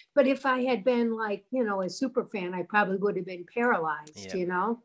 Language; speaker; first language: English; native; English